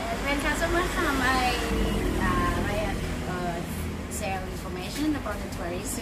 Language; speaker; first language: English; non-native, learner; Thai